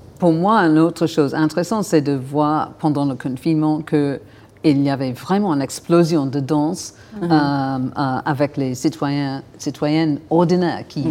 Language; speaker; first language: French; non-native, fluent; English